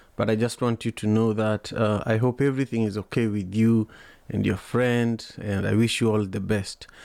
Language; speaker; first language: English; non-native, local second language; Luo (Kenya and Tanzania)